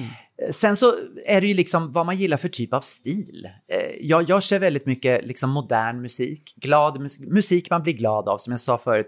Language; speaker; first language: Swedish; native; Swedish